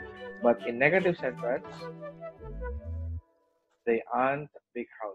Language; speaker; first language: English; non-native, fluent; Indonesian